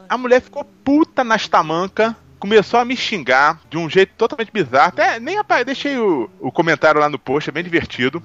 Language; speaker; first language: Portuguese; native; Portuguese